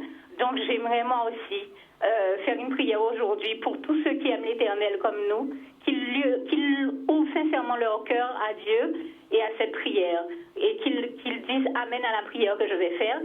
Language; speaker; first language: French; native; French